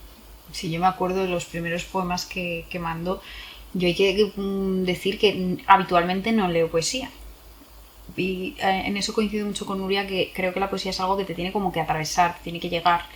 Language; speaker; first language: Spanish; native; Spanish